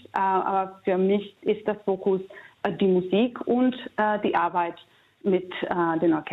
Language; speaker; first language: German; non-native, fluent; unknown